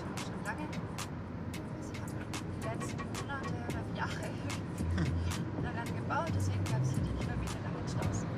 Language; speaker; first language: German; native; German